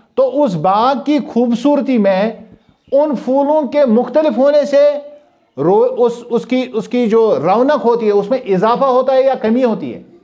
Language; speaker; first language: Urdu; non-native, local second language; Kashmiri